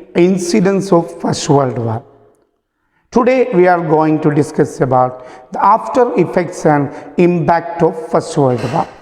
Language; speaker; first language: English; non-native, local second language; Malayalam